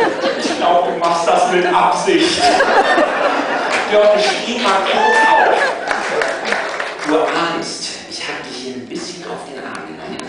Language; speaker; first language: German; native; German